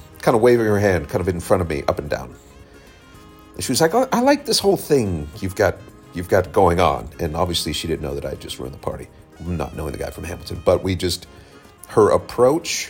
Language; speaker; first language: English; native; English